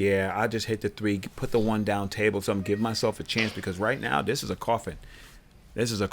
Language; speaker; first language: English; native; English